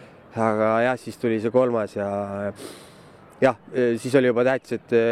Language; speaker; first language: Estonian; native; Estonian